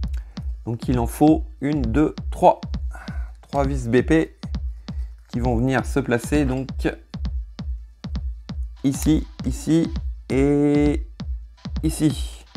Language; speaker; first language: French; native; French